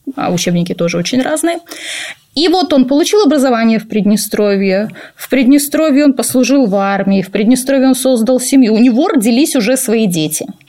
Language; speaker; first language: Russian; native; Russian